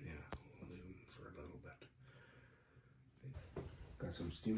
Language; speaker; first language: English; native; English